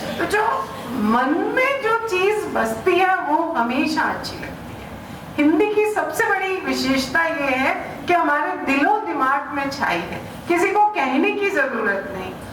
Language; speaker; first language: Hindi; native; Hindi